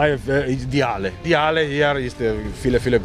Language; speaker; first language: German; non-native, learner; Italian